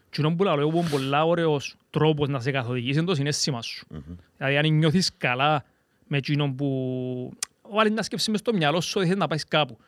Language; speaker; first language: Greek; native; Greek